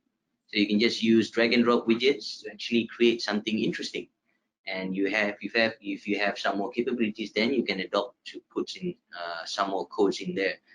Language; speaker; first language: English; non-native, local second language; Malay